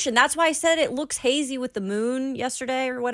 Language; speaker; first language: English; native; English